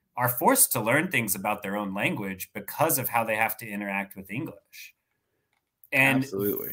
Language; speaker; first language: English; native; English